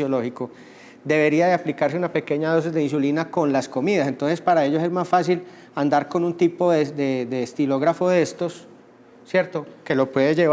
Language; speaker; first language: Spanish; native; Spanish